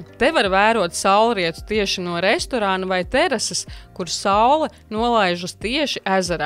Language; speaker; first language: Latvian; native; Latvian